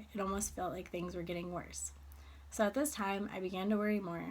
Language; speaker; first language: English; native; English